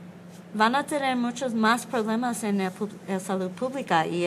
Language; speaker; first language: Spanish; non-native, learner; English